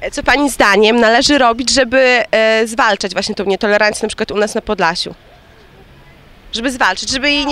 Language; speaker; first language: Polish; native; Polish